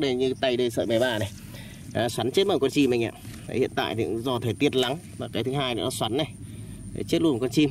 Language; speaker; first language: Vietnamese; native; Vietnamese